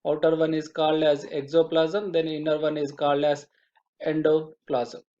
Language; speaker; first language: English; non-native, local second language; Telugu